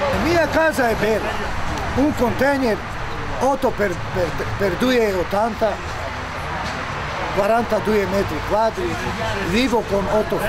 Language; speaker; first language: Italian; non-native, learner; Romany